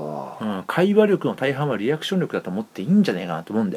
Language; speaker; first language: Japanese; native; Japanese